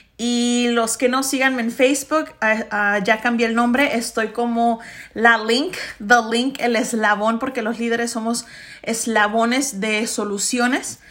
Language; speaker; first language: Spanish; early bilingual, heritage; Spanish